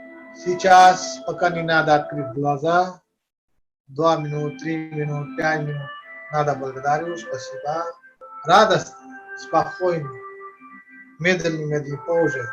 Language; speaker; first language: Russian; non-native, learner; Hindi